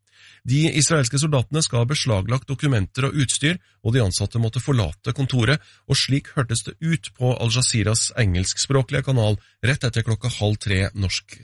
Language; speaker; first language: Norwegian; native; Norwegian